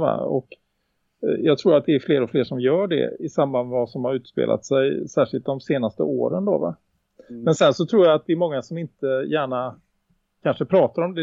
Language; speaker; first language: Swedish; native; Swedish